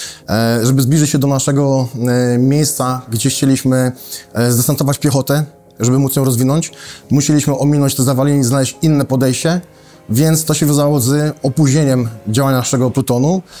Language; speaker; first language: Polish; native; Polish